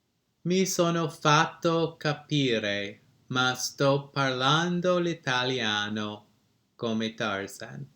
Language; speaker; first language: Italian; non-native, learner; English